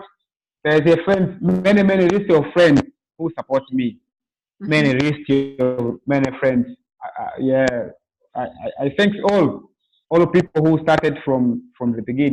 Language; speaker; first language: English; non-native, local second language; Swahili